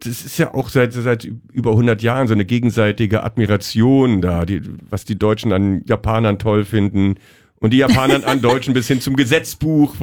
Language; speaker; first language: German; native; German